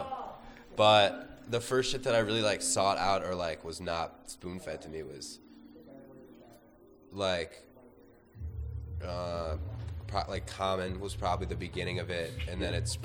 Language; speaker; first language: English; native; English